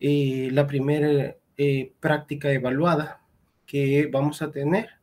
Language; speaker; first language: Spanish; native; Spanish